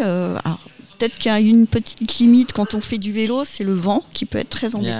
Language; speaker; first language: French; native; French